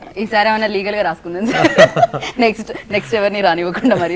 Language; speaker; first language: Telugu; native; Telugu